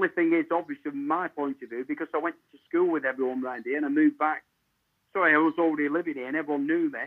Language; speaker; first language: English; native; English